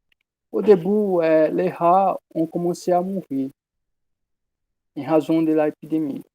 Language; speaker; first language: French; non-native, learner; Portuguese